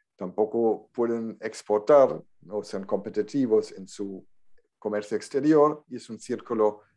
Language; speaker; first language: Spanish; non-native, fluent; German